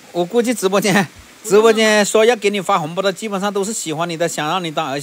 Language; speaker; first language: Chinese; native; Chinese